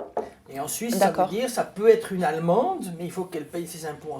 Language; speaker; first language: French; native; French